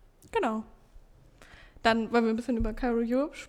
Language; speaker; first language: German; native; German